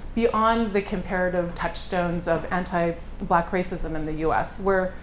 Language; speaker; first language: English; native; English